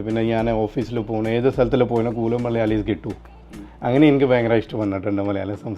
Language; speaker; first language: Malayalam; non-native, fluent; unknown